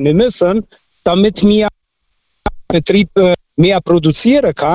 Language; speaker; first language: German; non-native, fluent; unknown